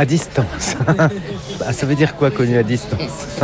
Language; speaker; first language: French; native; French